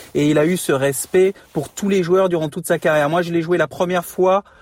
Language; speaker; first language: French; non-native, fluent; Spanish